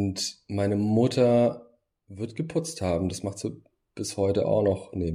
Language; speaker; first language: German; early bilingual, other home language; Bosnian